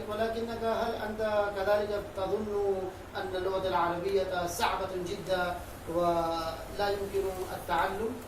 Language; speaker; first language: Arabic; non-native, fluent; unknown